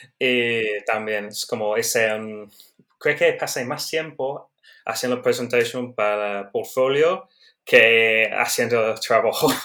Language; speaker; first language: Spanish; non-native, learner; English